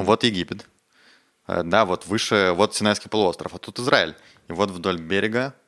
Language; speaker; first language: Russian; native; Russian